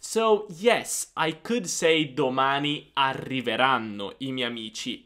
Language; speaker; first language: Italian; native; Italian